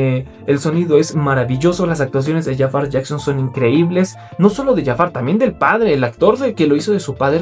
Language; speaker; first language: Spanish; native; Spanish